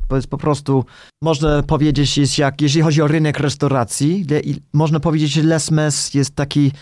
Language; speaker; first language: Polish; non-native, fluent; English